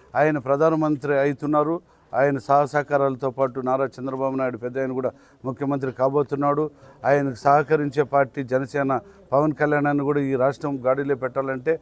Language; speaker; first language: Telugu; native; Telugu